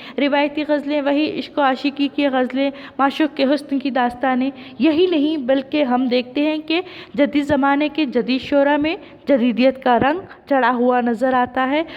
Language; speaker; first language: Urdu; native; Urdu